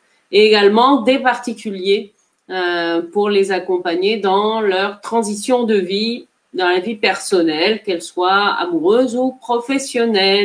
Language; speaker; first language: French; native; French